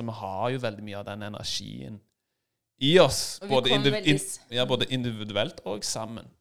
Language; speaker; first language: Norwegian; native; Norwegian